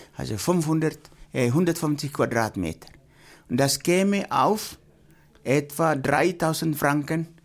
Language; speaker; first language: German; non-native, fluent; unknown